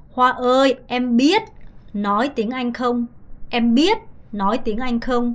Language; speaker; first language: Vietnamese; non-native, fluent; Korean